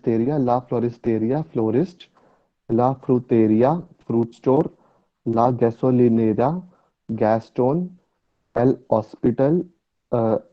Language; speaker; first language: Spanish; non-native, learner; Hindi